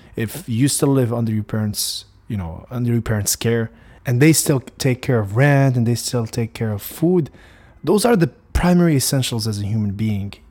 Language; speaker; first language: English; non-native, fluent; Arabic